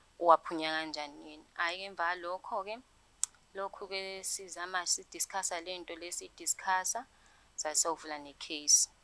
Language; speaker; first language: Zulu; native; Zulu